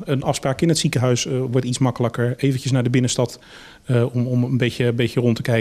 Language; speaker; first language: Dutch; native; Dutch